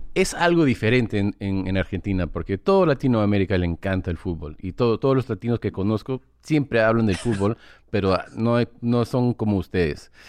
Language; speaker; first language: Spanish; early bilingual, heritage; English